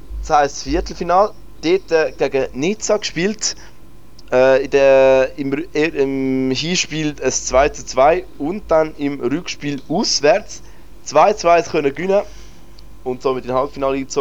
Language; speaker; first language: German; native; German